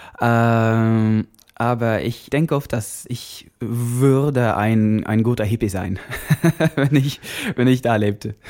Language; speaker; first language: German; non-native, learner; Norwegian